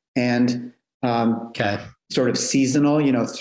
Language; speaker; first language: English; native; English